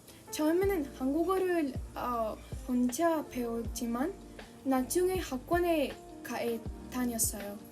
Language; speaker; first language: Korean; non-native, learner; Spanish